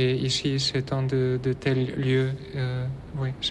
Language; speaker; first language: French; non-native, local second language; Dutch